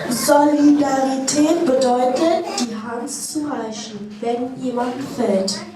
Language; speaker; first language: German; early bilingual, other home language; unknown